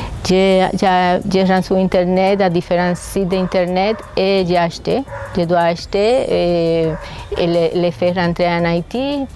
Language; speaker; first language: French; non-native, fluent; Spanish